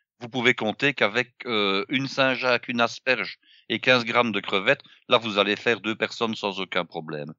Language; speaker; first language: French; native; French